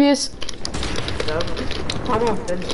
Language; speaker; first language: Bulgarian; native; Bulgarian